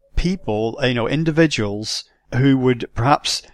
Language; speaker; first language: English; native; English